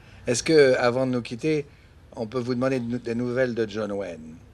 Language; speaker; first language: French; native; French